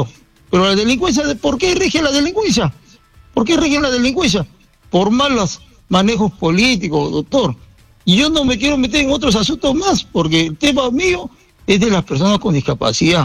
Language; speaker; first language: Spanish; native; Spanish